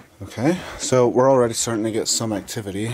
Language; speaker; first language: English; native; English